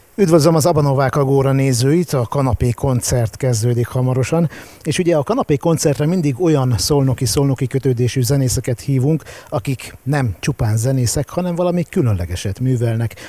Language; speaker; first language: Hungarian; native; Hungarian